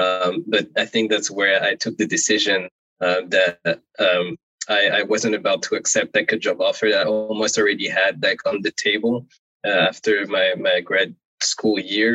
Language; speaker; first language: English; non-native, fluent; French